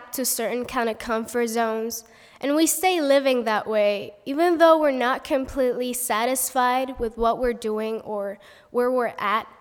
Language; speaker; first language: English; non-native, fluent; Spanish